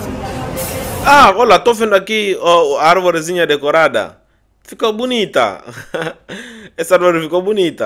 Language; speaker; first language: Portuguese; native; Portuguese